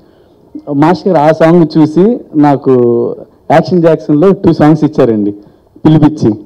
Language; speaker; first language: Telugu; native; Telugu